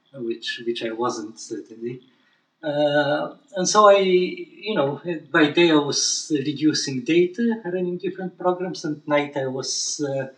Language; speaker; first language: English; non-native, fluent; Bulgarian